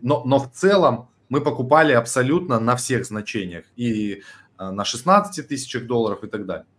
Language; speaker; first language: Russian; native; Russian